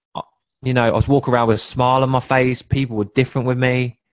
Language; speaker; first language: English; native; English